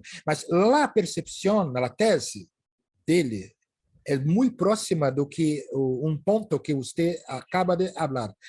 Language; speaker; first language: Portuguese; native; Portuguese